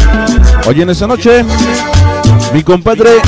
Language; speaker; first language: Spanish; native; Spanish